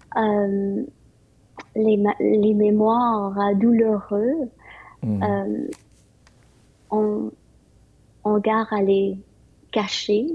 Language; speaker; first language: French; early bilingual, other home language; Vietnamese